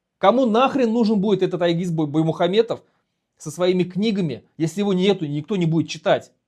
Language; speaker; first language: Russian; non-native, local second language; Bashkir